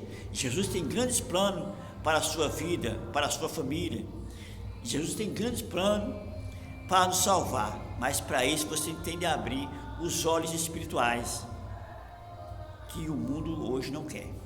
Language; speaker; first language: Portuguese; native; Portuguese